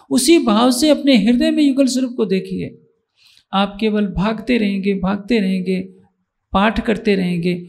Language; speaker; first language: Hindi; native; Hindi